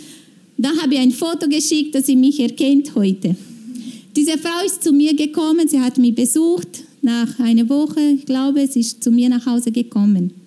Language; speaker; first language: German; non-native, fluent; Portuguese